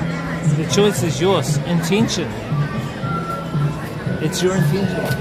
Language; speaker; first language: English; native; English